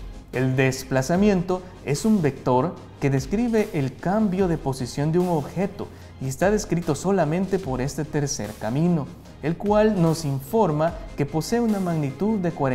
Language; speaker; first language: Spanish; native; Spanish